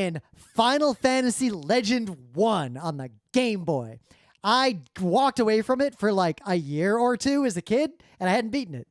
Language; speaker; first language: English; native; English